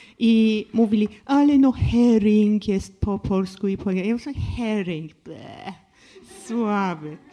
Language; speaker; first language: Polish; non-native, fluent; English